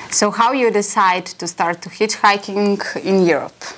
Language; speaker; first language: English; non-native, learner; Bulgarian